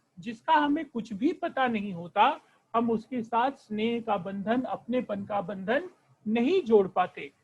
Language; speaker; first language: Hindi; non-native, local second language; Marathi